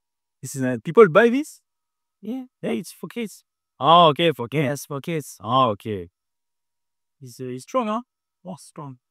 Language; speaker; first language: English; non-native, learner; French